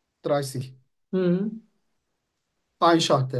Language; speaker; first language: German; non-native, fluent; Turkish